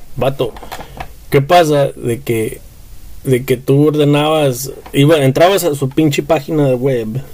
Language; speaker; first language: Spanish; early bilingual, heritage; Spanish